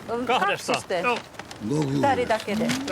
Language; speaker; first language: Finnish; non-native, fluent; Japanese